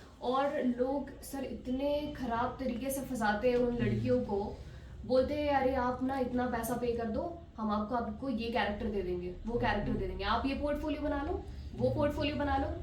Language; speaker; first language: Hindi; native; Hindi